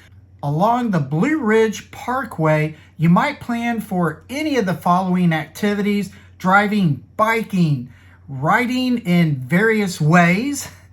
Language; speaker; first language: English; native; English